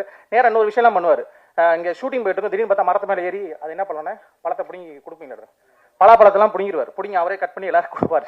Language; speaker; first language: Tamil; native; Tamil